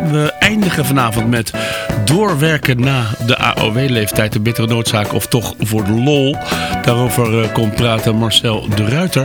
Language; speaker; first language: Dutch; native; Dutch